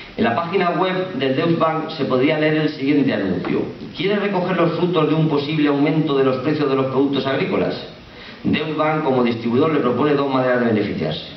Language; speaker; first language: Spanish; native; Spanish